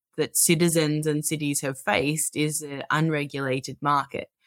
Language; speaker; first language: English; native; English